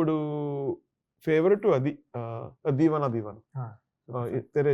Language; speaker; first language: Telugu; non-native, learner; Tamil